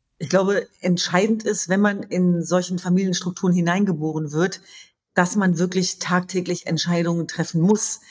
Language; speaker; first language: German; early bilingual, other home language; Kurdish